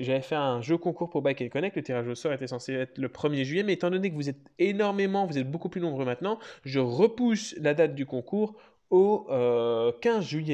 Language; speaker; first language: French; native; French